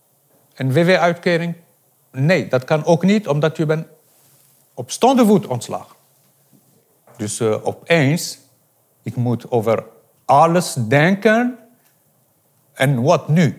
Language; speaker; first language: Dutch; non-native, fluent; Arabic